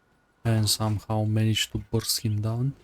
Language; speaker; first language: English; non-native, fluent; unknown